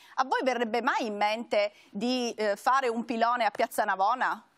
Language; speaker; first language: Italian; native; Italian